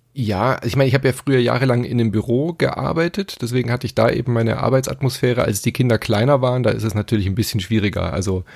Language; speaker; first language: German; native; German